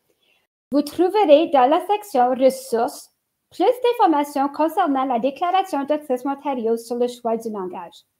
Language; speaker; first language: French; native; French